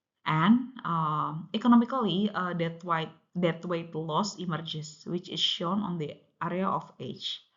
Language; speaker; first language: English; non-native, local second language; Indonesian